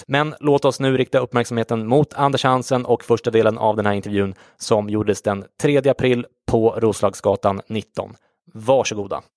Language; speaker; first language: Swedish; native; Swedish